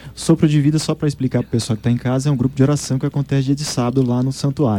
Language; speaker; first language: Portuguese; native; Portuguese